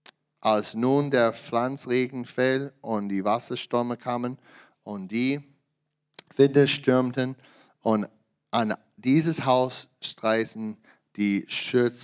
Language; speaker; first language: German; non-native, learner; English